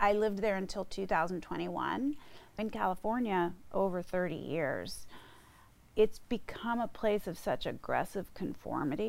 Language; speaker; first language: English; native; English